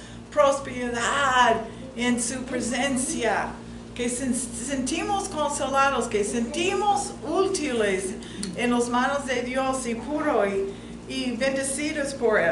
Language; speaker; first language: Spanish; non-native, fluent; English